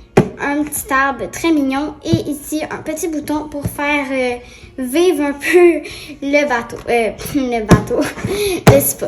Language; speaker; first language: French; native; French